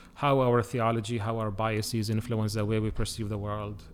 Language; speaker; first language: English; non-native, fluent; Arabic